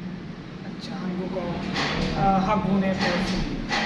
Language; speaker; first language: Korean; non-native, learner; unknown